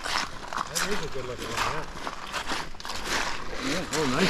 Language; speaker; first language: English; native; English